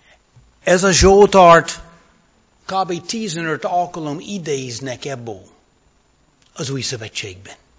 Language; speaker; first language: Hungarian; non-native, fluent; English